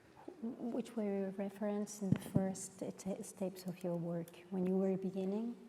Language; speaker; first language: English; non-native, fluent; Spanish